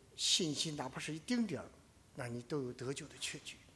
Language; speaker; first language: Chinese; native; Chinese